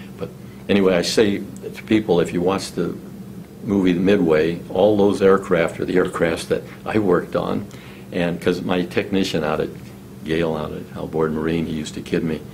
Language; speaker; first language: English; native; English